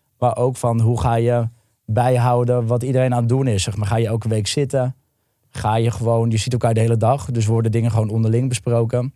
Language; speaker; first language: Dutch; native; Dutch